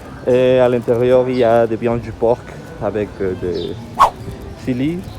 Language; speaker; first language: French; non-native, fluent; Spanish